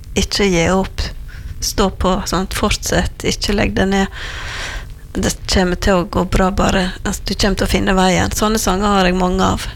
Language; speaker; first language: Norwegian; native; Norwegian